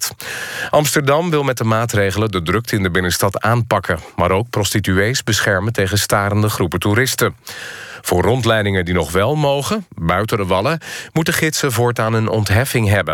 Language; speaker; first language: Dutch; native; Dutch